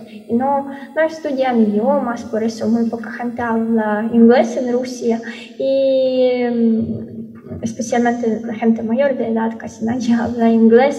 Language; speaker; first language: Spanish; non-native, fluent; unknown